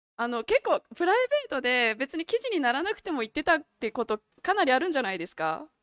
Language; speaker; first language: Japanese; native; Japanese